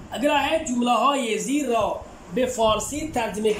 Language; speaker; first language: Persian; non-native, fluent; Urdu